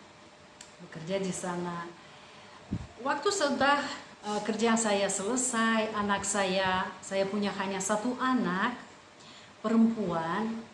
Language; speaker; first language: Indonesian; non-native, fluent; Russian